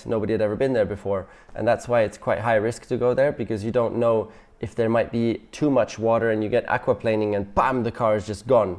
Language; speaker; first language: English; non-native, fluent; German